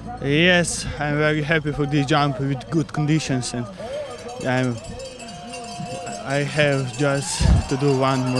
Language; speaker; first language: English; non-native, learner; Turkish